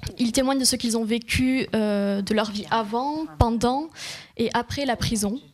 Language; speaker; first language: French; native; French